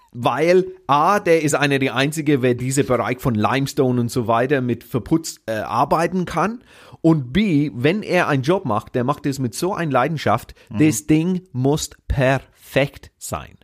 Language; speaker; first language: German; native; German